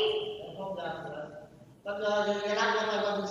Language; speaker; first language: English; non-native, learner; Vietnamese